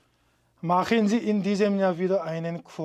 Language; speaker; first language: German; non-native, fluent; Korean